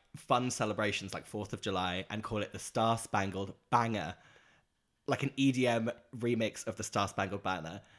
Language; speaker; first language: English; native; English